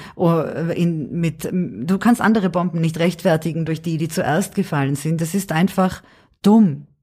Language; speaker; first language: German; early bilingual, other home language; Serbian